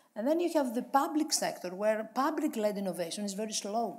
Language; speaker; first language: English; non-native, fluent; Greek